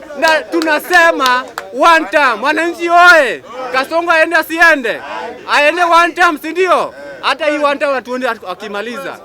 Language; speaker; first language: Swahili; non-native, local second language; Luo (Kenya and Tanzania)